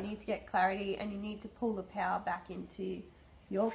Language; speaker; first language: English; native; English